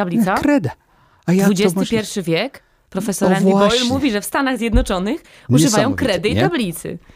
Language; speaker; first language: Polish; native; Polish